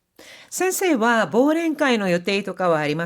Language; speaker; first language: Japanese; non-native, fluent; Korean